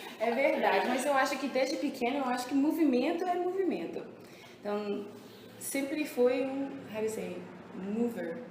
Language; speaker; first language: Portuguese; early bilingual, heritage; English